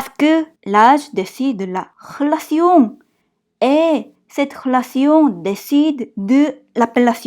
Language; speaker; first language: French; non-native, fluent; Korean